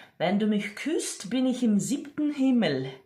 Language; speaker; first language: German; non-native, fluent; Ukrainian